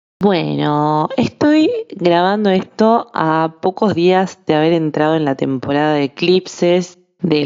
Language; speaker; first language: Spanish; native; Spanish